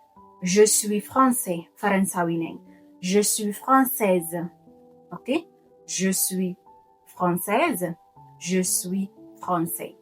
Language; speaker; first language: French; non-native, fluent; Amharic